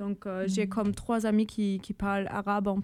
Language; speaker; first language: French; non-native, fluent; German